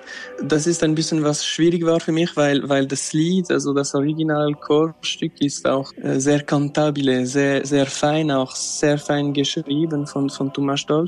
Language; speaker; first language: German; non-native, local second language; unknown